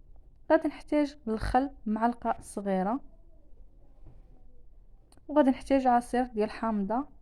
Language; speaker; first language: Arabic; native; Arabic